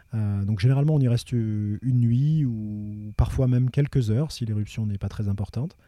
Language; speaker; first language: French; native; French